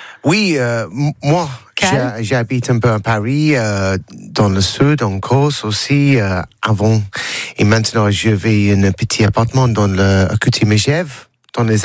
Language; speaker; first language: French; non-native, learner; English